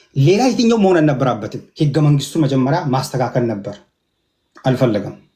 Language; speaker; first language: Amharic; non-native, local second language; Hadiyya